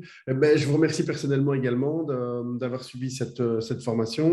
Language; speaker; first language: French; native; French